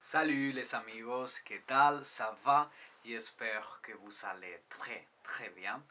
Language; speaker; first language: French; non-native, fluent; Spanish